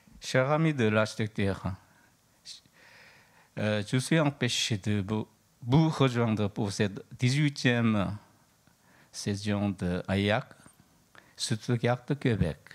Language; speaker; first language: French; non-native, learner; Korean